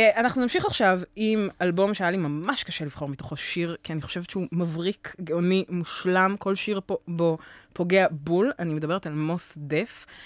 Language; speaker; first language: Hebrew; native; Hebrew